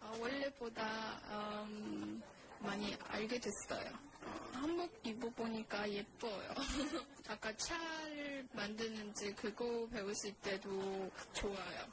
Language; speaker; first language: Korean; non-native, learner; Chinese